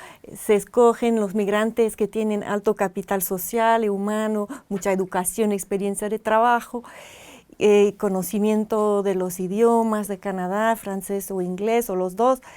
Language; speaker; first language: Spanish; non-native, fluent; French